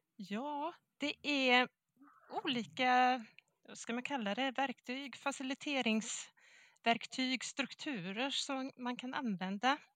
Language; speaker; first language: Swedish; native; Swedish